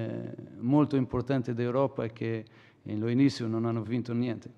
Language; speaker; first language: Italian; non-native, fluent; Portuguese